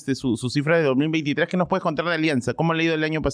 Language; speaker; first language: Spanish; native; Spanish